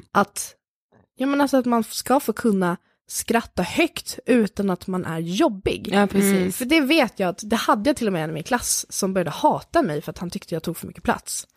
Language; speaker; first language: Swedish; native; Swedish